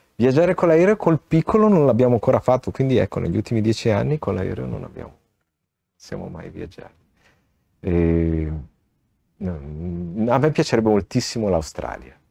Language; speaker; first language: Italian; native; Italian